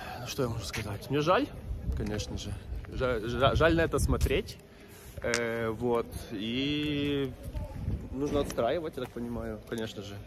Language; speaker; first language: Russian; non-native, local second language; Ukrainian